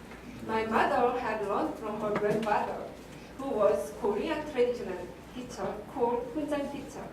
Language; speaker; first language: English; non-native, learner; Korean